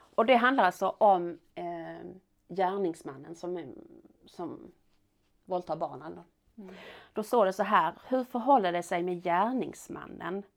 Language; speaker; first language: Swedish; native; Swedish